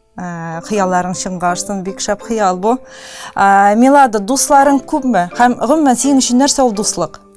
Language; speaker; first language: Tatar; native; Tatar